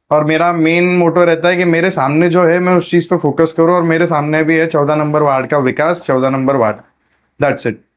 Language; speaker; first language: Hindi; non-native, local second language; Marathi